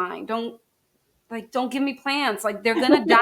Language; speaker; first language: English; native; English